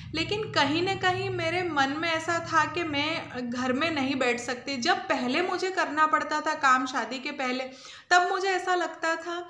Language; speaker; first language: Hindi; non-native, local second language; Gujarati